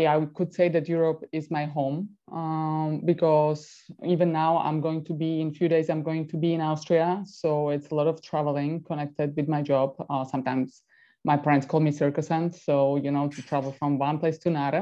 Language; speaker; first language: English; non-native, fluent; Slovak